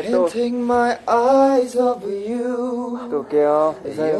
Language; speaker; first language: Korean; native; Korean